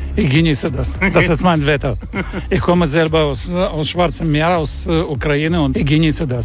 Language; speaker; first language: German; non-native, learner; Ukrainian